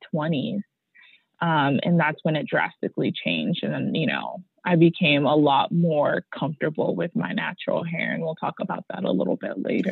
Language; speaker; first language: English; native; English